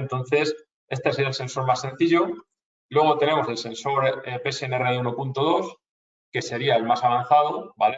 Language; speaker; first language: Spanish; native; Spanish